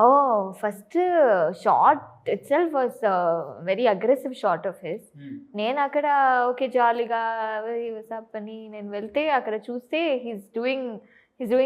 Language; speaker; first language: Telugu; non-native, fluent; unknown